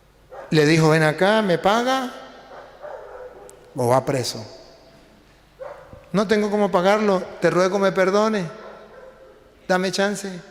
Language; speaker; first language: Spanish; native; Spanish